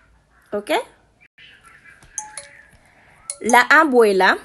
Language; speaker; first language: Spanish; non-native, learner; Haitian Creole